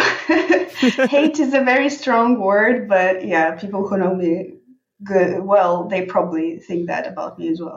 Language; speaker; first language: English; non-native, fluent; Russian